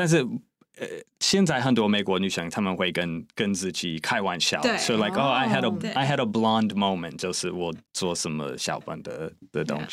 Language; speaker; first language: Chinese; non-native, fluent; English